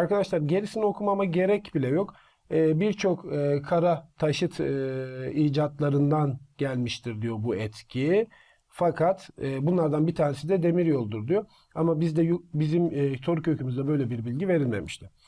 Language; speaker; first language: Turkish; native; Turkish